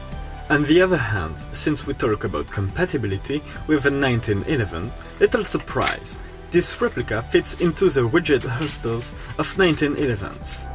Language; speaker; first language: English; non-native, fluent; French